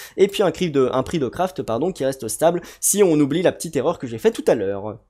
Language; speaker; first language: French; native; French